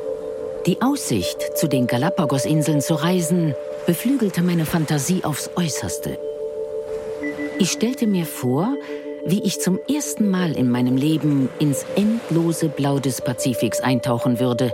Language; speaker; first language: German; native; German